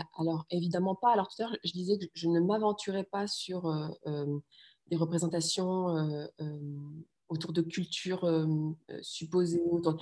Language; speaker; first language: French; early bilingual, other home language; Riffian